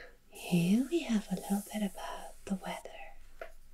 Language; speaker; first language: English; non-native, fluent; German